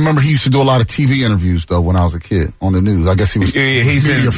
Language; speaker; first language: English; native; English